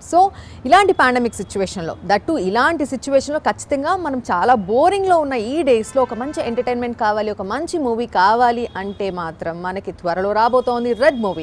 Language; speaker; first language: Telugu; native; Telugu